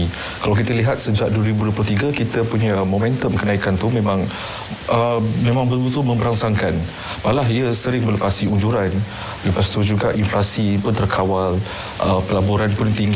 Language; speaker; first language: Malay; native; Malay